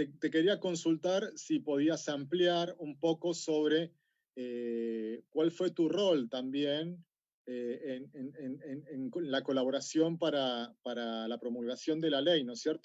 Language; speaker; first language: Spanish; native; Spanish